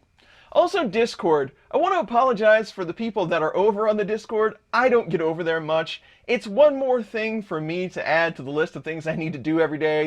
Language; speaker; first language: English; native; English